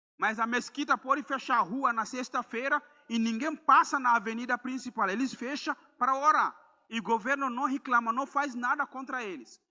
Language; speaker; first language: Portuguese; non-native, fluent; Mandingo